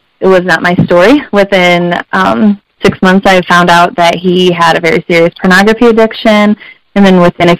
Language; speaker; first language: English; native; English